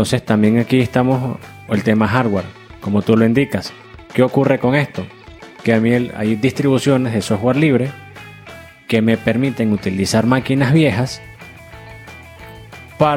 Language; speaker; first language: Spanish; native; Spanish